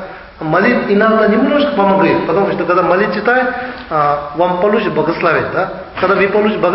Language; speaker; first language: Russian; non-native, learner; Tibetan